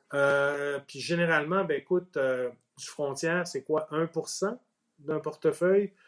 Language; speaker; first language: French; native; French